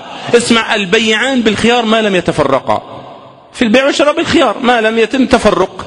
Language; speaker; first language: Arabic; native; Arabic